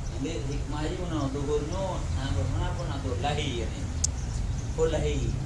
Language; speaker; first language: Malay; non-native, local second language; Achinese